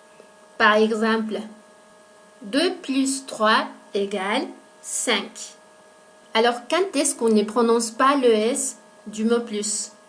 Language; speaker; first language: French; non-native, fluent; Spanish